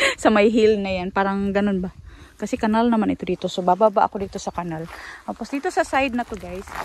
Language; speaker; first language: Filipino; non-native, local second language; Cebuano